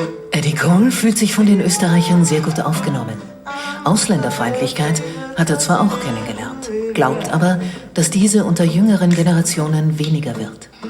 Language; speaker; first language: German; native; German